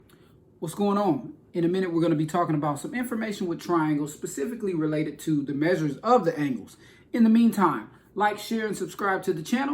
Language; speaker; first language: English; native; English